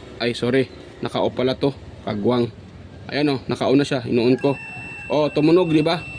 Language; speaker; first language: Filipino; non-native, local second language; Cebuano